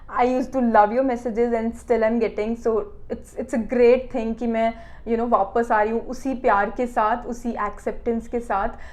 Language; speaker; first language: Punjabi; non-native, local second language; Hindi